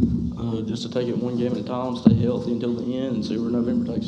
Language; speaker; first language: English; native; English